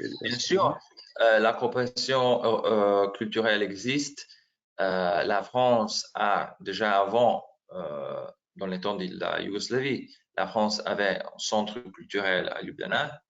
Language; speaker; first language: French; non-native, fluent; Slovenian